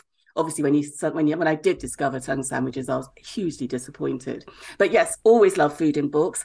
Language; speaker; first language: English; native; English